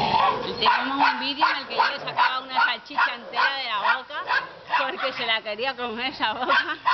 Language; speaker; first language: Spanish; native; Spanish